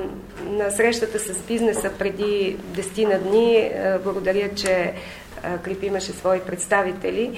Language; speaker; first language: Bulgarian; native; Bulgarian